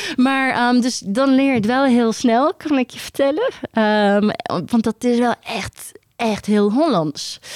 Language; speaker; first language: Dutch; early bilingual, heritage; Dutch